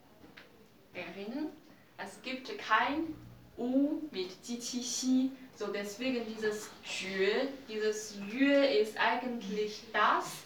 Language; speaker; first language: German; non-native, learner; Chinese